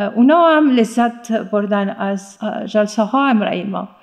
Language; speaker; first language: Persian; non-native, fluent; Arabic